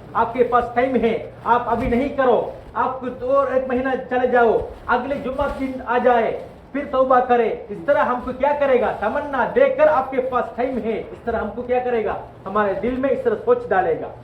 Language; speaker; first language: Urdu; non-native, fluent; Tamil